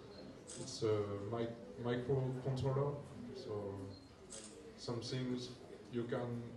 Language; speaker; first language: English; non-native, learner; French